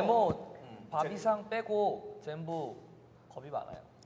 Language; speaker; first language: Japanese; non-native, learner; Korean